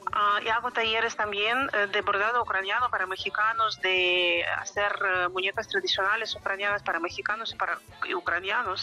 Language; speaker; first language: Spanish; non-native, fluent; Ukrainian